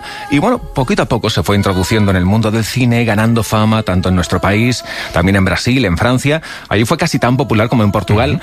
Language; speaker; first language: Spanish; native; Spanish